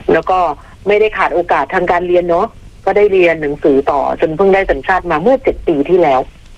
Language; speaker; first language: Thai; native; Thai